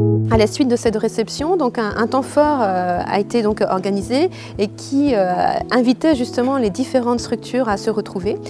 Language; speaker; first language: French; native; French